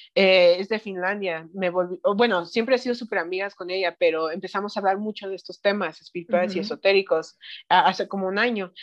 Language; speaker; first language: Spanish; early bilingual, heritage; Spanish